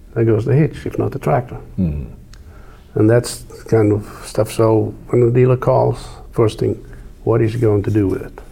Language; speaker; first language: English; non-native, fluent; Swedish